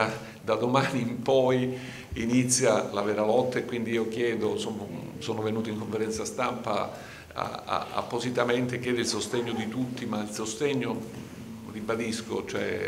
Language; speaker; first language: Italian; native; Italian